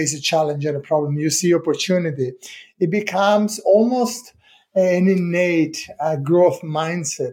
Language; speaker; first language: English; non-native, fluent; Italian